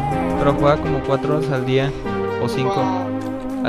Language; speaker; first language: Spanish; native; Spanish